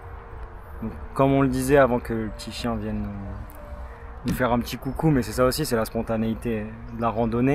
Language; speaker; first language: French; native; French